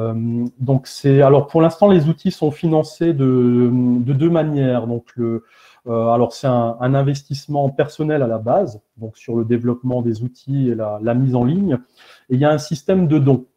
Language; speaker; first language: French; native; French